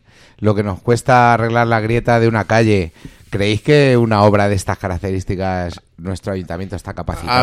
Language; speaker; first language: Spanish; native; Spanish